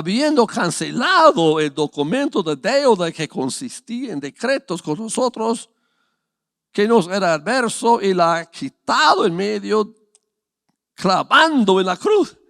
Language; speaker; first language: Spanish; non-native, fluent; English